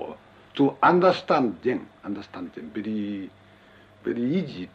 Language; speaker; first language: English; non-native, learner; Japanese